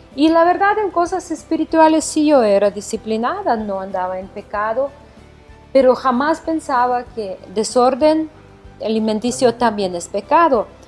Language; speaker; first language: Spanish; non-native, fluent; Ukrainian